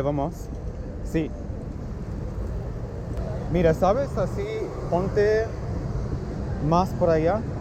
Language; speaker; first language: Spanish; non-native, fluent; English